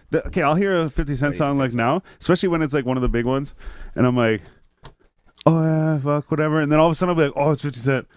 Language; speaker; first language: English; native; English